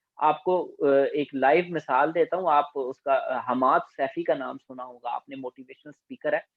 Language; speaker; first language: Urdu; non-native, local second language; Punjabi